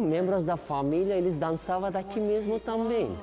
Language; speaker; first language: Portuguese; non-native, learner; Turkish